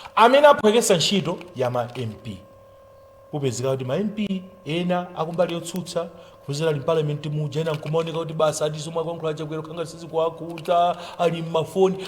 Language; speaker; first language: Nyanja; native; Nyanja